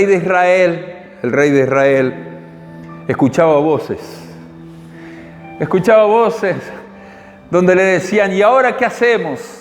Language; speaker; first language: Spanish; native; Spanish